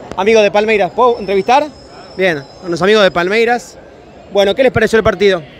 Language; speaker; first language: Spanish; native; Spanish